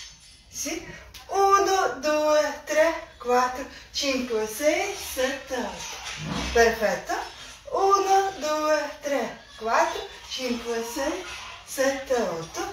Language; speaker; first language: Italian; non-native, learner; Russian